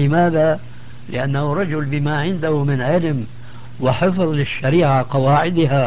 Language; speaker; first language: Arabic; native; Arabic